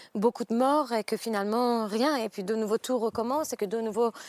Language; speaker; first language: French; non-native, fluent; Persian